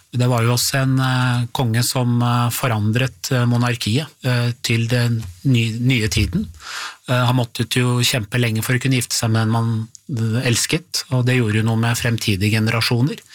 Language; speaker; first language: Norwegian; native; Norwegian